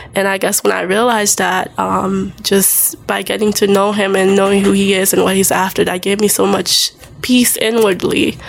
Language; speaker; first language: English; early bilingual, other home language; Haitian Creole